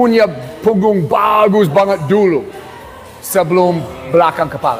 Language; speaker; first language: Indonesian; non-native, learner; English